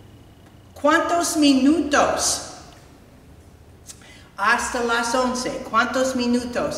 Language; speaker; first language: Spanish; non-native, fluent; English